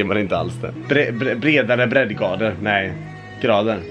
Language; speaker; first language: Swedish; native; Swedish